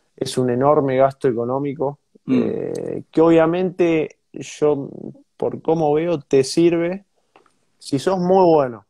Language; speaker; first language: Spanish; native; Spanish